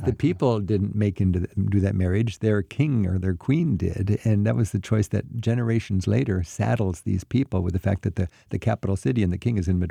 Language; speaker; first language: English; native; English